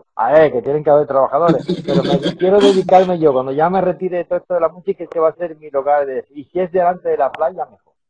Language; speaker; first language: Spanish; native; Spanish